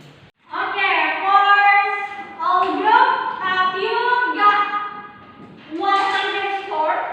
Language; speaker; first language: English; non-native, learner; Indonesian